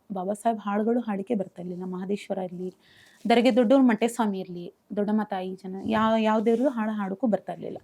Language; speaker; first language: Kannada; non-native, local second language; Urdu